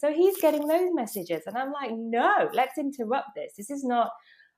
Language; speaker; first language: English; native; English